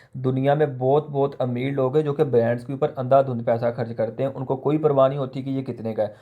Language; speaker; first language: Urdu; non-native, local second language; Punjabi